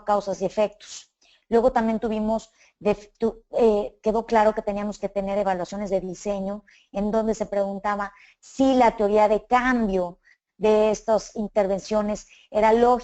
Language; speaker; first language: Spanish; native; Spanish